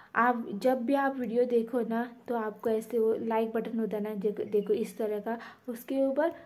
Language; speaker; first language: Hindi; non-native, local second language; Konkani